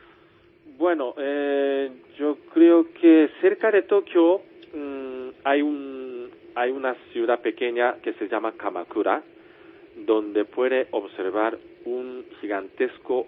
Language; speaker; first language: Spanish; non-native, fluent; Japanese